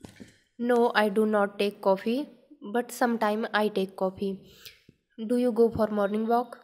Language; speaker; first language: English; non-native, learner; Hindi